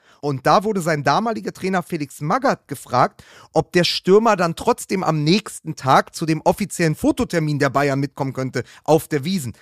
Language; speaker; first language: German; native; German